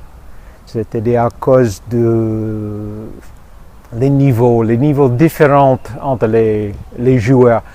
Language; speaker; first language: French; non-native, fluent; English